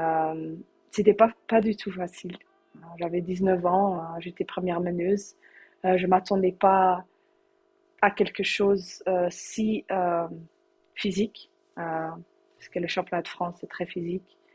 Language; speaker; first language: French; non-native, learner; Dutch